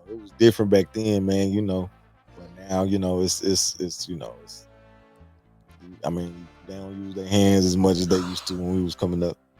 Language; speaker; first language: English; native; English